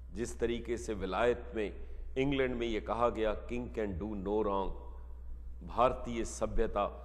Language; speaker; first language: Hindi; non-native, local second language; Punjabi